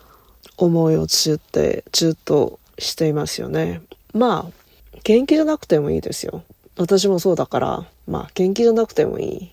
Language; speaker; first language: Japanese; non-native, learner; Korean